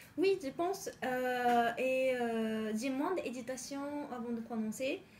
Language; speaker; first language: French; non-native, learner; Japanese